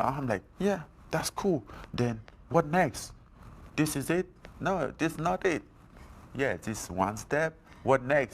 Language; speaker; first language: English; non-native, fluent; French